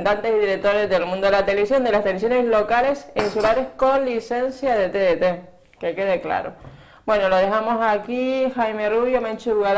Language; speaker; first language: Spanish; native; Spanish